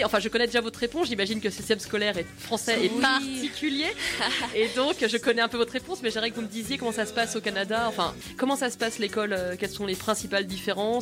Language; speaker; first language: French; native; French